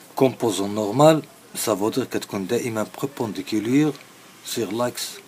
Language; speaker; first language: French; non-native, local second language; Arabic